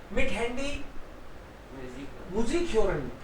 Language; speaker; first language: German; non-native, fluent; Hindi